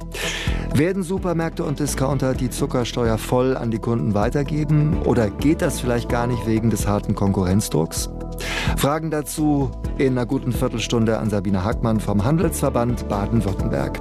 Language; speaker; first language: German; native; German